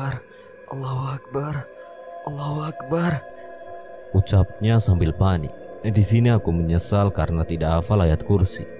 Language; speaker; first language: Indonesian; native; Indonesian